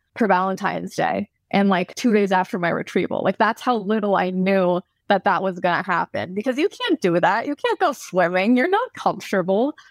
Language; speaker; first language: English; native; English